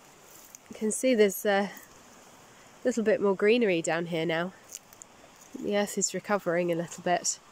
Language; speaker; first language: English; native; English